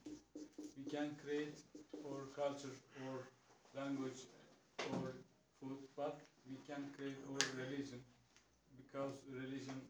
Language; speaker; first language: English; non-native, learner; Turkish